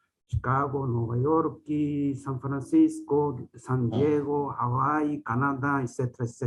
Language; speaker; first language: Portuguese; non-native, fluent; Japanese